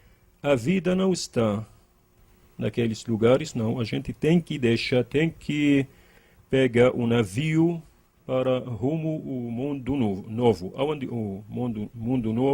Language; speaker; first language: Portuguese; non-native, learner; Arabic